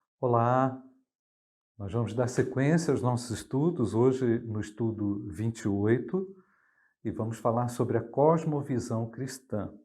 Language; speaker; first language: Portuguese; native; Portuguese